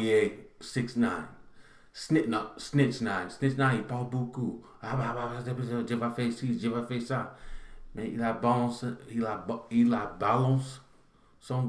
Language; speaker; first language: French; non-native, learner; English